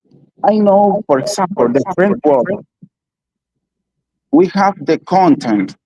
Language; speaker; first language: English; non-native, learner; Spanish